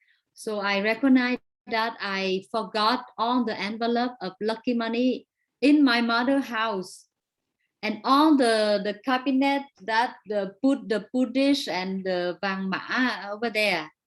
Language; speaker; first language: English; non-native, fluent; Vietnamese